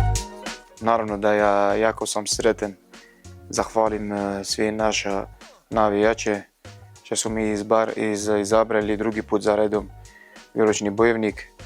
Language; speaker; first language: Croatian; non-native, learner; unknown